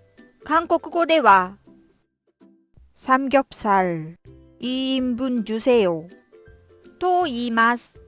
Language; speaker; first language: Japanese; non-native, fluent; Korean